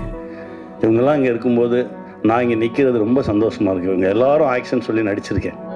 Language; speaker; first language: Tamil; native; Tamil